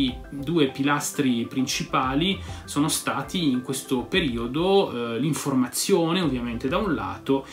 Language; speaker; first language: Italian; native; Italian